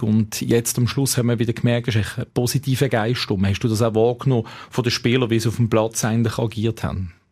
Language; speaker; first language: German; native; German